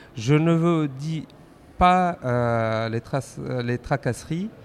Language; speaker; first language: French; non-native, fluent; Persian